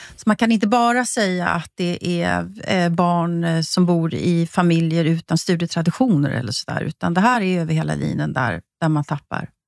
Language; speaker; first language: Swedish; native; Swedish